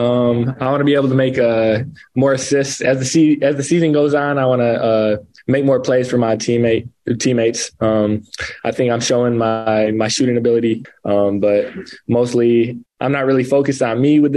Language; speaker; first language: English; native; English